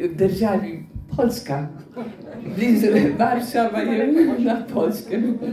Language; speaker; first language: Slovenian; non-native, fluent; Polish